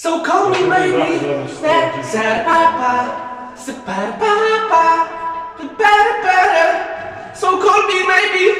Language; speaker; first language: English; non-native, learner; Polish